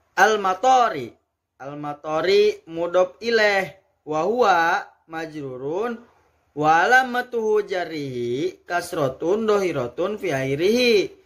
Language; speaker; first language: Arabic; non-native, learner; Indonesian